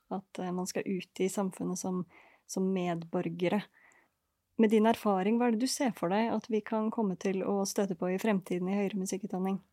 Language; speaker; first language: Norwegian; native; Norwegian